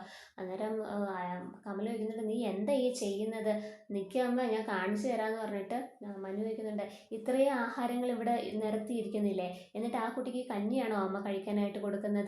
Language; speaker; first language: Malayalam; native; Malayalam